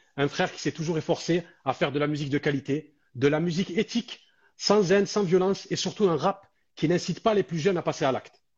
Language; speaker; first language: French; native; French